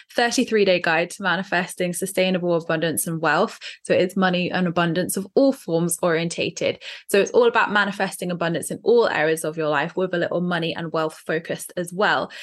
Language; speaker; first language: English; native; English